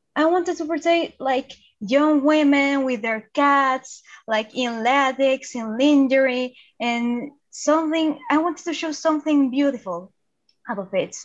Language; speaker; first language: English; non-native, fluent; Spanish